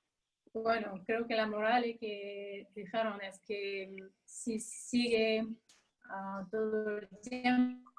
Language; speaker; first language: Spanish; non-native, fluent; English